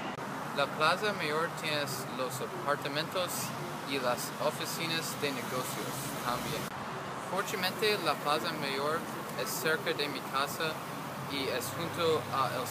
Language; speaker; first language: Spanish; non-native, learner; English